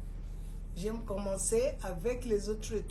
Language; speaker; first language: French; non-native, fluent; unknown